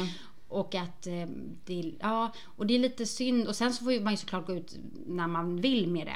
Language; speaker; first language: Swedish; native; Swedish